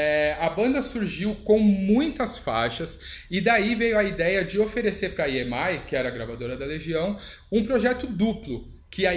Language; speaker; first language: Portuguese; native; Portuguese